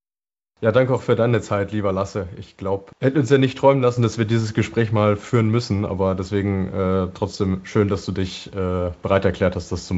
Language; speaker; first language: German; native; German